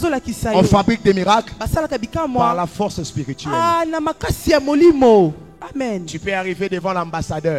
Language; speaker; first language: French; non-native, local second language; Lingala